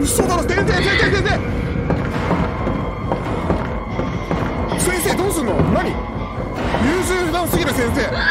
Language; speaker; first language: Japanese; native; Japanese